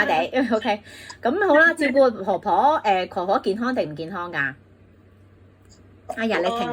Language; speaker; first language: Cantonese; native; Cantonese